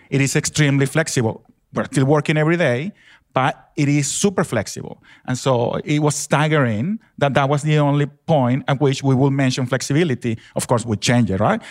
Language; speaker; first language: English; non-native, fluent; Spanish